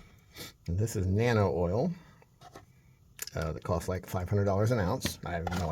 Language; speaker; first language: English; native; English